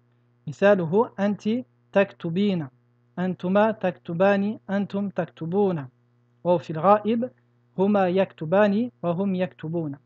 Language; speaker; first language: Arabic; non-native, fluent; French